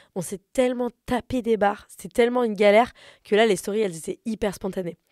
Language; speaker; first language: French; native; French